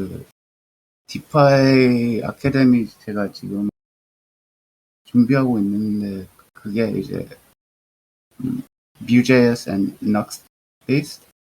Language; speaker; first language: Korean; early bilingual, heritage; Korean